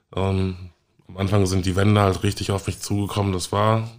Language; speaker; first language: German; native; German